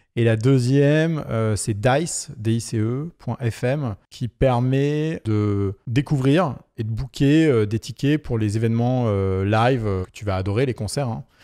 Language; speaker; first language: French; native; French